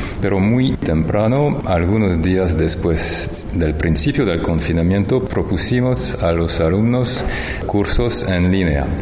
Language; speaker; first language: Spanish; non-native, fluent; French